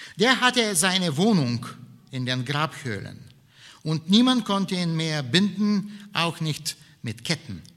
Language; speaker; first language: German; non-native, fluent; Bulgarian